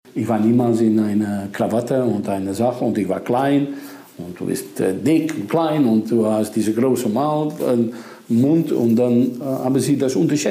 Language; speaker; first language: German; non-native, fluent; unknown